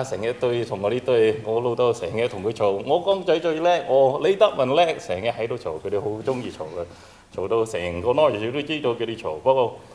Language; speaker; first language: Cantonese; early bilingual, heritage; Cantonese